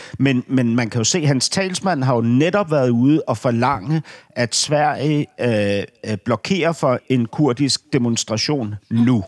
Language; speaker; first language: Danish; native; Danish